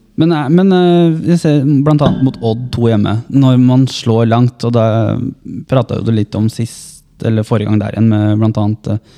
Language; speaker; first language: Norwegian; native; Norwegian